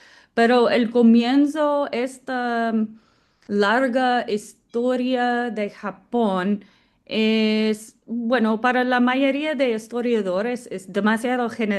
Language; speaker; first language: Spanish; non-native, fluent; English